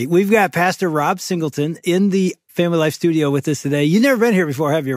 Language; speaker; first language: English; native; English